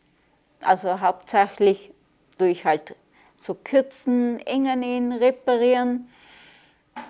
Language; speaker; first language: German; early bilingual, other home language; Turkish